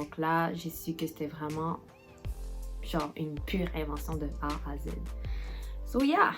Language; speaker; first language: French; native; French